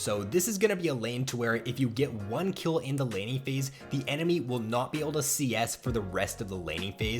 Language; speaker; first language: English; native; English